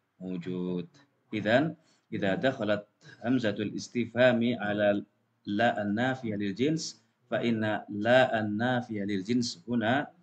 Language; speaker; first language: Arabic; non-native, fluent; Indonesian